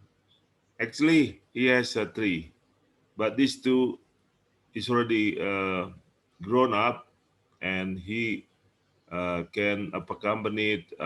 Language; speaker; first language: English; non-native, learner; Indonesian